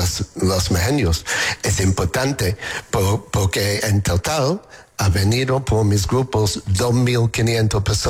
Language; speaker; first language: Spanish; non-native, learner; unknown